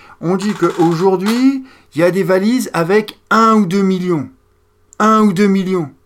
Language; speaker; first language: French; native; French